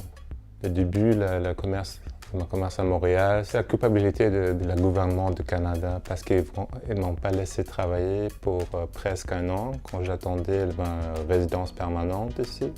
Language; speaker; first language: French; non-native, fluent; German